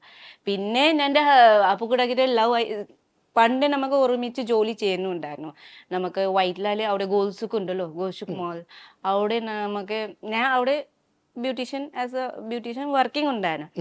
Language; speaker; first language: Malayalam; non-native, learner; Nepali